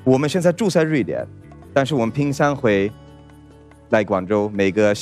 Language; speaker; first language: Chinese; non-native, fluent; Swedish